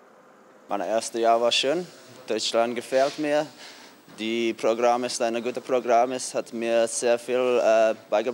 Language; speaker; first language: German; non-native, learner; English